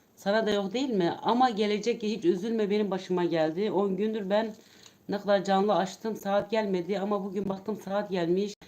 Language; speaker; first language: Turkish; native; Turkish